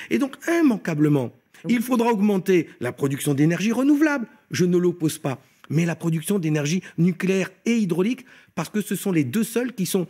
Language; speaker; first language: French; native; French